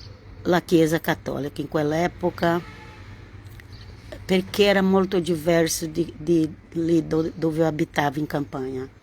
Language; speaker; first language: Italian; non-native, learner; Portuguese